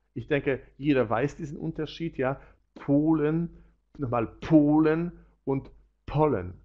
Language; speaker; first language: German; non-native, fluent; Polish